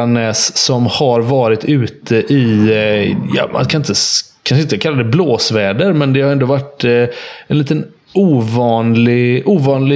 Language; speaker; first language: Swedish; native; Swedish